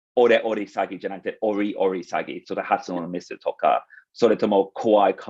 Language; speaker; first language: Japanese; non-native, fluent; English